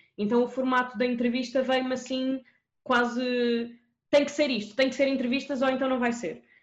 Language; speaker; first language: Portuguese; early bilingual, other home language; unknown